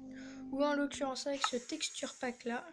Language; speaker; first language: French; native; French